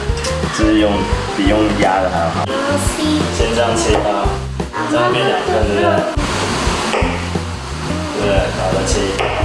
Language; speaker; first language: Chinese; native; Chinese